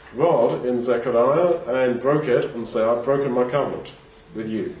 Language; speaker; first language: English; native; English